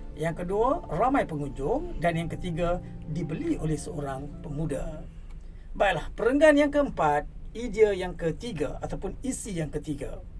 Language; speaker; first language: Malay; non-native, local second language; Tamil